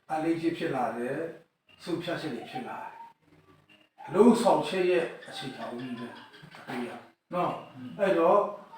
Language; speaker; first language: Burmese; non-native, local second language; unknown